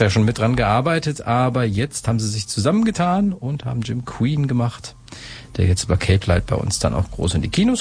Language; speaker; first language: German; native; German